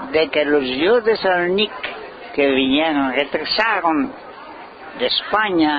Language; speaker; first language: Spanish; early bilingual, heritage; Ladino